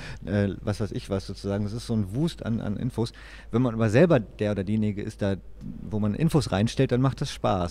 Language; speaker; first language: German; native; German